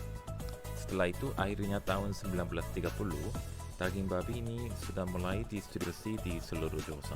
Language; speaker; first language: Indonesian; non-native, fluent; Korean